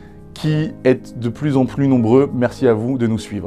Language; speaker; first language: French; native; French